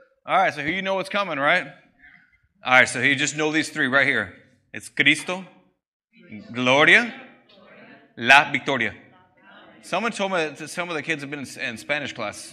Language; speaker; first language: English; native; English